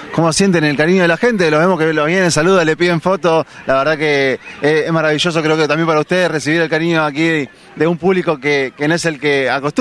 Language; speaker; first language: Spanish; native; Spanish